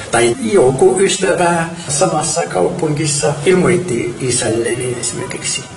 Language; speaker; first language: Finnish; non-native, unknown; Arabic